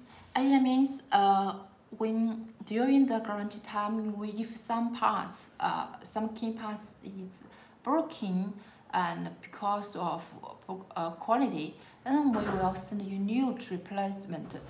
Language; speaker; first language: English; non-native, learner; Chinese